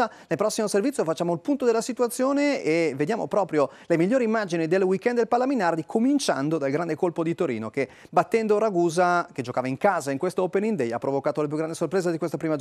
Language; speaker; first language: Italian; native; Italian